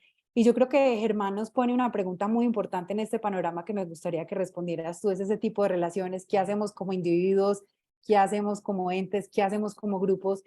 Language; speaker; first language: Spanish; native; Spanish